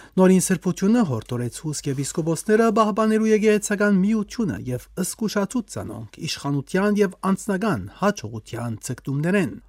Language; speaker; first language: Armenian; early bilingual, heritage; Armenian